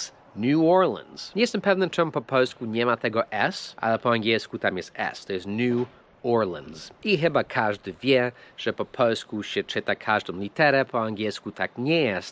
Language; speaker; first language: Polish; non-native, fluent; English